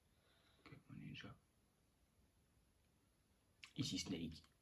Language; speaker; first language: French; native; French